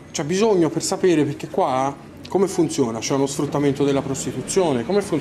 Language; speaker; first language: Italian; native; Italian